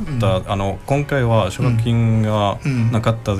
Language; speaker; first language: Japanese; non-native, learner; Spanish